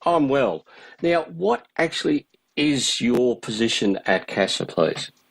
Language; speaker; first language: English; native; English